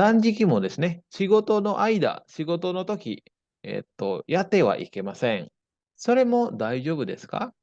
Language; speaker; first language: Japanese; non-native, fluent; Indonesian